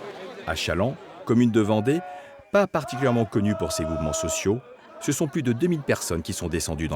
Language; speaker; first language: French; native; French